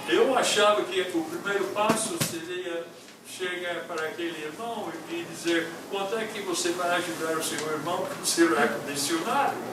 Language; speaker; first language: Portuguese; non-native, fluent; English